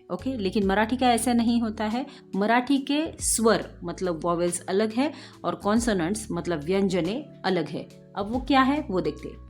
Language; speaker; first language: Hindi; non-native, local second language; Marathi